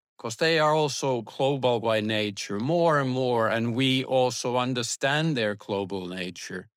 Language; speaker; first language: English; non-native, fluent; Finnish